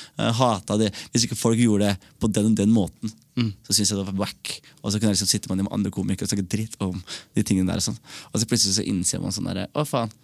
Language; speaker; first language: Norwegian; early bilingual, other home language; Somali